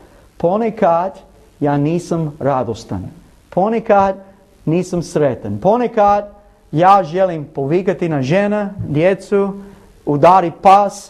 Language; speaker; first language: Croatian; non-native, learner; English